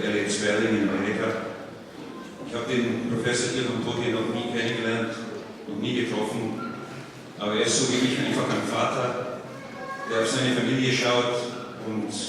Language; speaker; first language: German; non-native, fluent; English